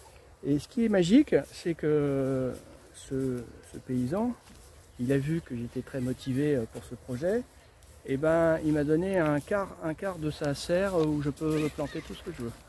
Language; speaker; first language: French; native; French